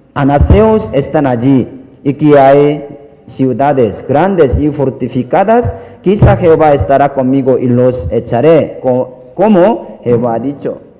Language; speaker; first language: Spanish; non-native, learner; Korean